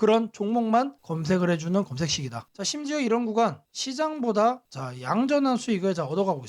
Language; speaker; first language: Korean; native; Korean